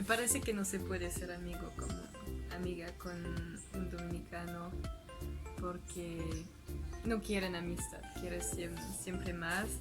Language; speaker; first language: Spanish; non-native, fluent; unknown